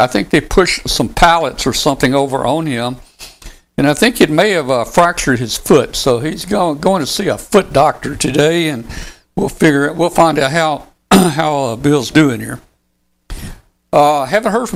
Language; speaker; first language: English; native; English